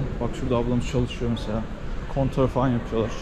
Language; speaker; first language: Turkish; native; Turkish